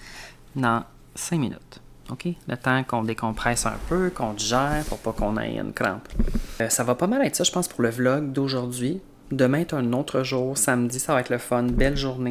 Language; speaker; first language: French; native; French